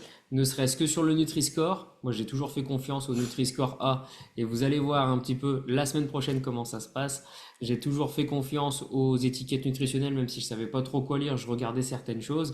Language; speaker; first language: French; native; French